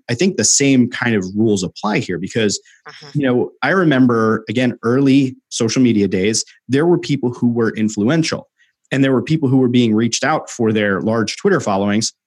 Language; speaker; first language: English; native; English